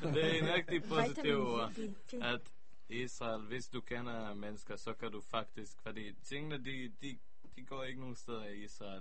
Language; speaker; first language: Danish; early bilingual, heritage; Hebrew